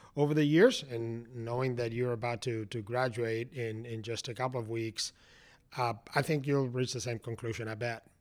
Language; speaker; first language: English; non-native, fluent; Spanish